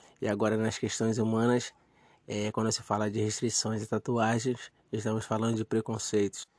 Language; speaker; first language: Portuguese; native; Portuguese